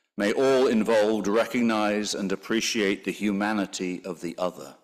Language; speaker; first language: English; native; English